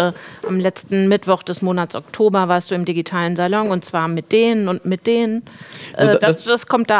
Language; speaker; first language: German; native; German